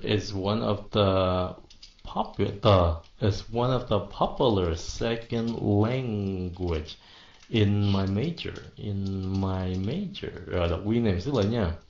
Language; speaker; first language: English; non-native, fluent; Vietnamese